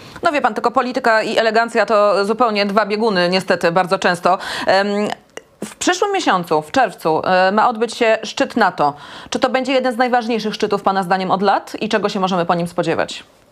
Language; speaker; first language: Polish; native; Polish